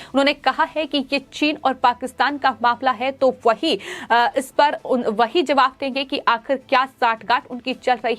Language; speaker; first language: Hindi; native; Hindi